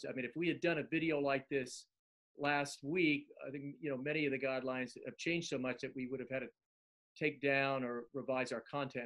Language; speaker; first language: English; native; English